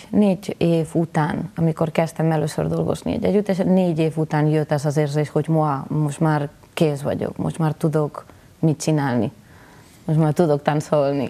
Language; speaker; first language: Hungarian; non-native, learner; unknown